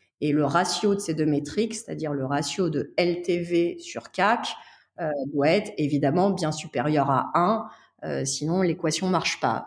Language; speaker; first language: French; native; French